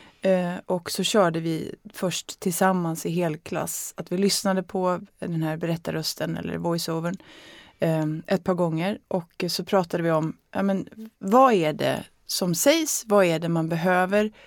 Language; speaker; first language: Swedish; native; Swedish